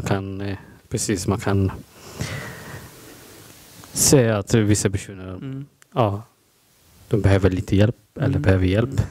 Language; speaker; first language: Swedish; non-native, learner; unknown